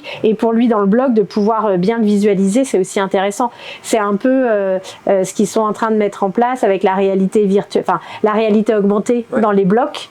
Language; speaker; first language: French; native; French